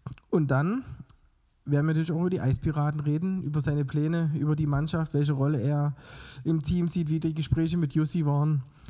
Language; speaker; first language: German; native; German